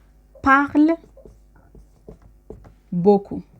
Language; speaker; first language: French; non-native, fluent; Amharic